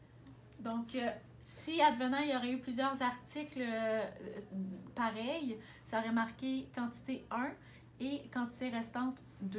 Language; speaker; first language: French; native; French